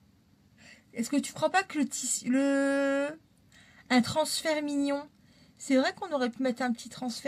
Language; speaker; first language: French; native; French